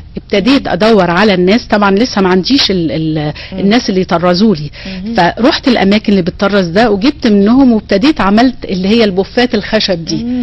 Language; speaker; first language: Arabic; native; Arabic